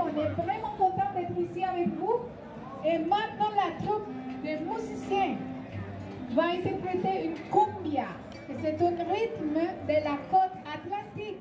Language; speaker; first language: French; non-native, fluent; Spanish